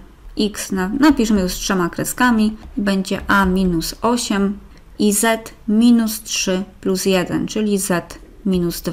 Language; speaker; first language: Polish; native; Polish